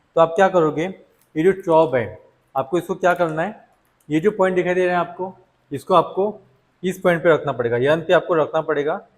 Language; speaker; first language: Hindi; non-native, local second language; Marathi